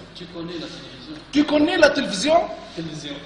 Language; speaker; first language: French; non-native, local second language; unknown